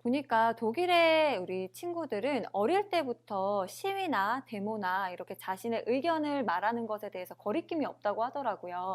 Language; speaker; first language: Korean; native; Korean